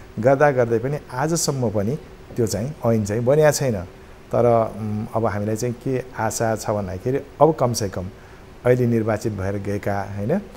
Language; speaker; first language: Nepali; non-native, local second language; Newari